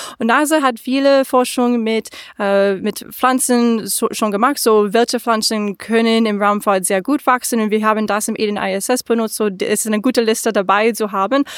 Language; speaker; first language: German; non-native, learner; English